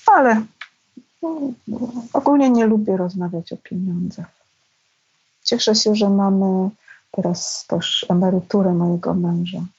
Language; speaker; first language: Polish; native; Polish